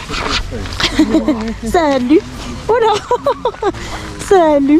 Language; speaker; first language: French; native; French